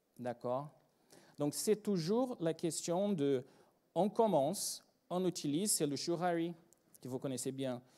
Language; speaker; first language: French; non-native, fluent; Portuguese